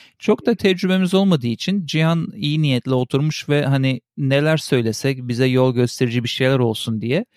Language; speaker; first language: Turkish; early bilingual, heritage; Turkish